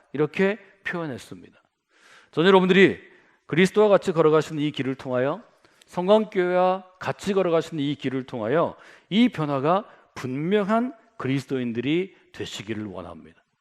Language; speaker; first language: Korean; native; Korean